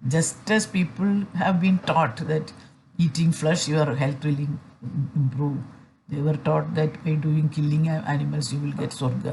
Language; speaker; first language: English; non-native, fluent; Malayalam